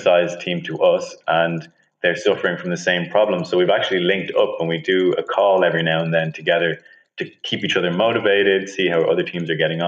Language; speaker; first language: English; native; English